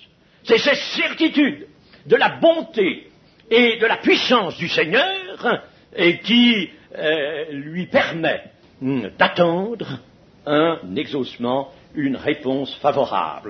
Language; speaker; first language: French; native; French